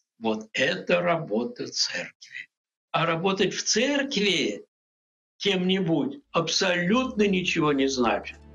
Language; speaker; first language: Russian; native; Russian